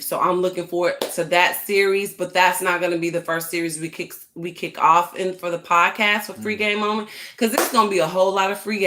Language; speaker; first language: English; native; English